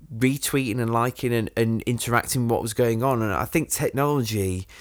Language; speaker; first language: English; native; English